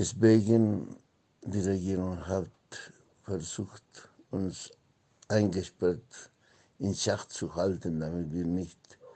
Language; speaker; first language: German; non-native, fluent; Spanish